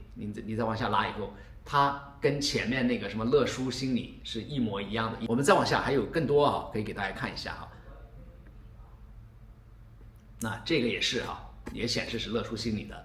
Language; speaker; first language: Chinese; native; Chinese